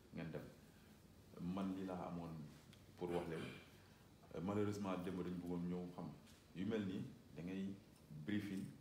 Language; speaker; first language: French; non-native, local second language; Wolof